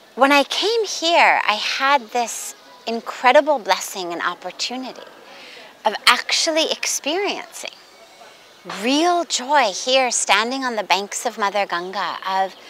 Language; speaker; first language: English; native; English